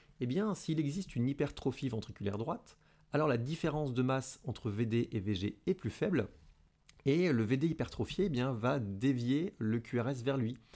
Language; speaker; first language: French; native; French